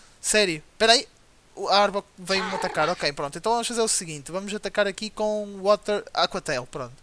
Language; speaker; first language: Portuguese; native; Portuguese